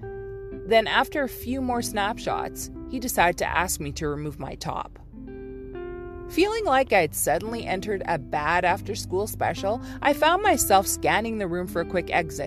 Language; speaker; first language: English; native; English